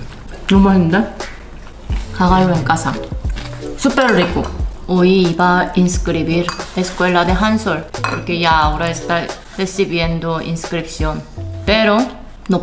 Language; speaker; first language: Spanish; non-native, fluent; Korean